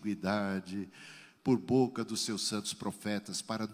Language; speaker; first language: Portuguese; native; Portuguese